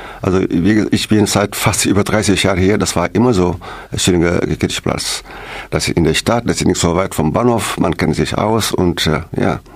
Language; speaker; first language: German; non-native, learner; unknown